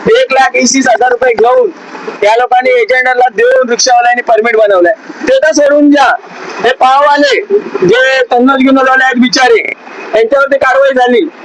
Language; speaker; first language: Marathi; non-native, local second language; Hindi